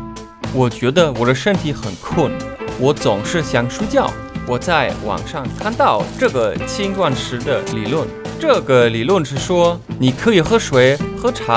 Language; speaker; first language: Chinese; non-native, fluent; German